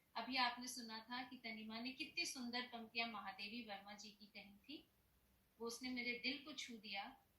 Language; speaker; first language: Hindi; native; Hindi